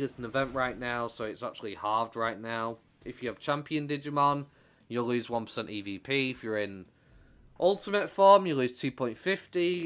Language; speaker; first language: English; native; English